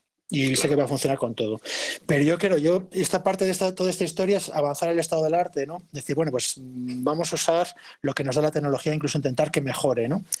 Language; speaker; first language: Spanish; native; Spanish